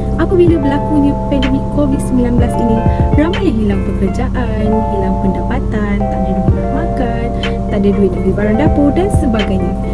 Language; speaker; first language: Malay; native; Malay